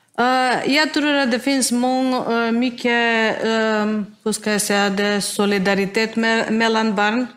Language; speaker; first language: Swedish; non-native, learner; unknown